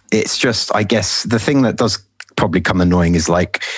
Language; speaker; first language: English; native; English